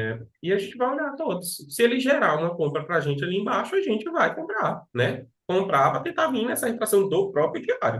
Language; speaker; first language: Portuguese; native; Portuguese